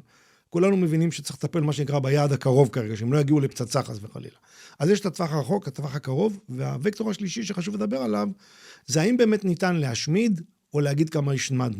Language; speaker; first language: Hebrew; native; Hebrew